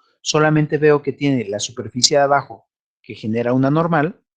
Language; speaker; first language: Spanish; native; Spanish